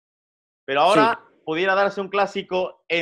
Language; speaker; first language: Portuguese; non-native, learner; Spanish